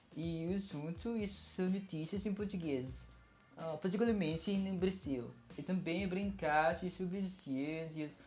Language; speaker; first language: Portuguese; non-native, learner; Filipino